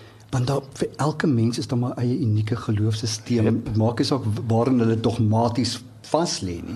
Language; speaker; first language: Afrikaans; native; Afrikaans